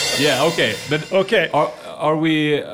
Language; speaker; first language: English; non-native, fluent; Swedish